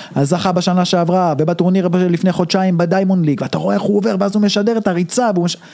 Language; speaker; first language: Hebrew; native; Hebrew